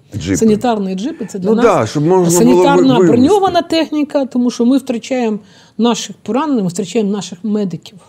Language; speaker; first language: Ukrainian; non-native, fluent; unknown